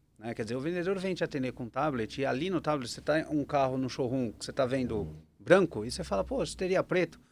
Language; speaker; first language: Portuguese; native; Portuguese